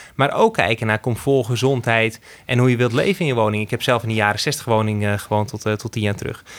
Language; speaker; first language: Dutch; native; Dutch